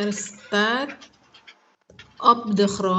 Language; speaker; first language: Dutch; non-native, learner; Indonesian